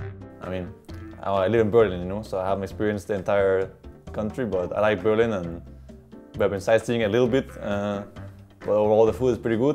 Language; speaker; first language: English; non-native, fluent; Danish